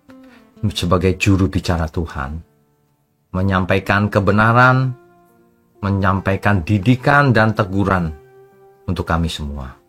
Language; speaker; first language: Indonesian; native; Indonesian